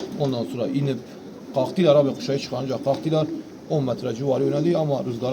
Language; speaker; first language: Turkish; native; Turkish